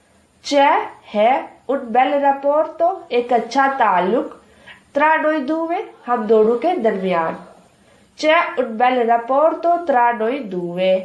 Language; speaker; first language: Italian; non-native, fluent; Urdu